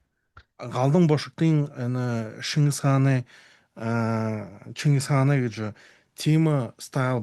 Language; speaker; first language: Mongolian; non-native, learner; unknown